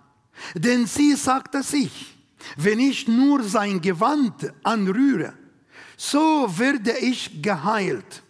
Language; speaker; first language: German; non-native, learner; Arabic